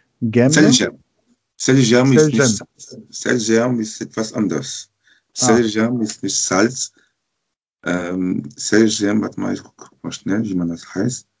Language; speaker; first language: German; non-native, learner; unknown